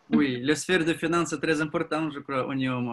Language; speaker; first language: French; non-native, learner; Russian